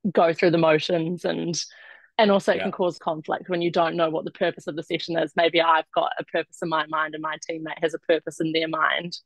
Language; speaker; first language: English; native; English